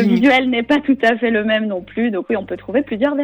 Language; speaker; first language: French; native; French